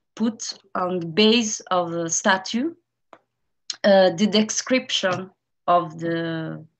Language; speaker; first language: English; non-native, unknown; Italian